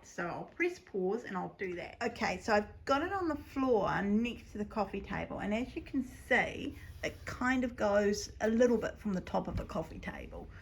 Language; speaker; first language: English; native; English